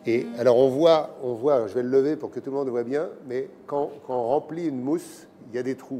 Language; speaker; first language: French; native; French